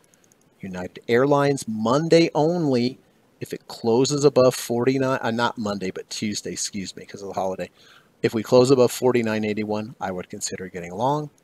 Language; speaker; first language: English; native; English